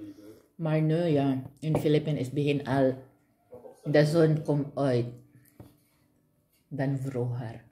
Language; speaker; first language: Dutch; non-native, learner; Filipino